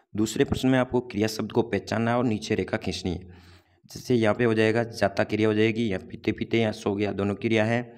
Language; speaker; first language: Hindi; native; Hindi